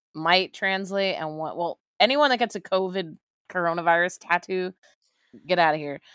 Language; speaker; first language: English; native; English